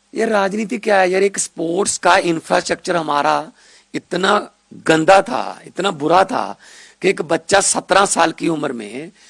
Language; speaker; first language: Hindi; non-native, local second language; Punjabi